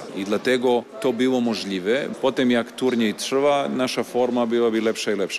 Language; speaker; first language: Polish; non-native, fluent; Serbian